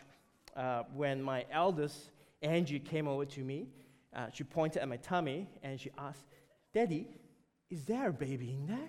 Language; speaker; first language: English; non-native, local second language; Chinese